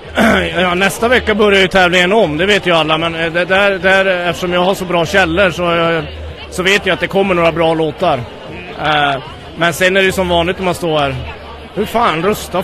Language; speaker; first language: Swedish; native; Swedish